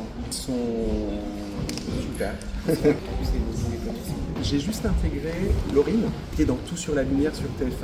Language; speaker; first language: French; native; French